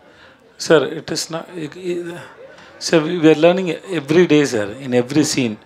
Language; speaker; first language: Telugu; non-native, learner; Tamil